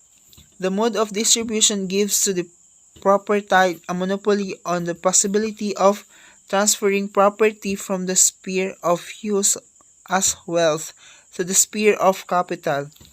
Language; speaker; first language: English; non-native, local second language; Filipino